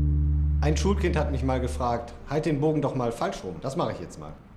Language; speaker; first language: German; native; German